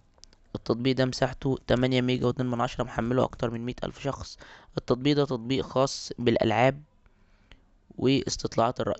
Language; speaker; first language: Arabic; native; Arabic